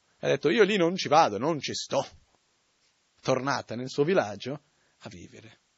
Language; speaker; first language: Italian; non-native, fluent; Portuguese